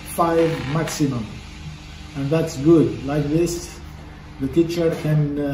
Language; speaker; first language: English; non-native, fluent; French